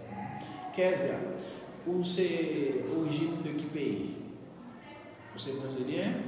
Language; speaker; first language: Portuguese; non-native, fluent; Haitian Creole